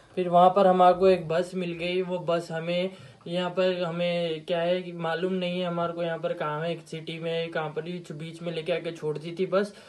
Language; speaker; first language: Hindi; non-native, local second language; Urdu